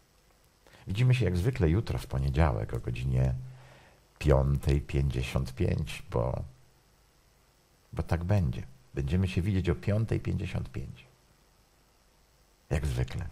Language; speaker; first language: Polish; native; Polish